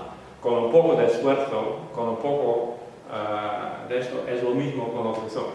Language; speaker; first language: Spanish; non-native, fluent; Western Frisian